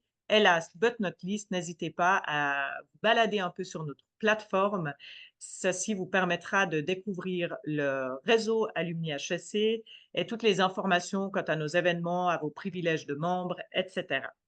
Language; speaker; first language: French; native; French